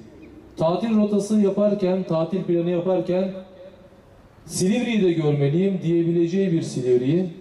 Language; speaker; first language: Turkish; native; Turkish